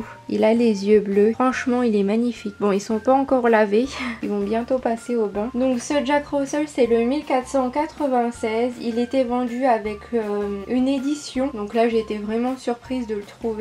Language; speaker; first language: French; native; French